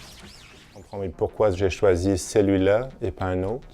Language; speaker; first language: French; non-native, fluent; German